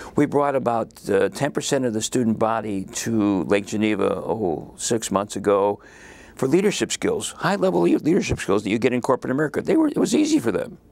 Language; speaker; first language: English; native; English